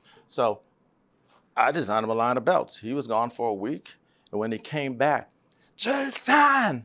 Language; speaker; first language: English; native; English